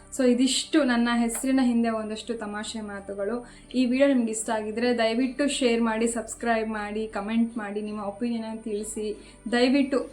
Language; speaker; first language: Kannada; non-native, local second language; Tulu